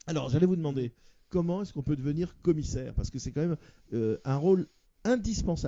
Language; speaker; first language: French; native; French